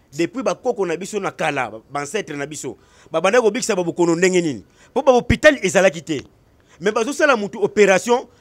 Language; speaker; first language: Lingala; non-native, local second language; Kongo